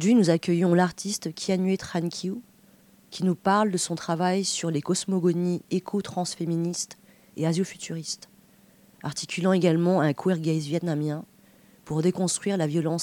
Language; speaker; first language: French; native; French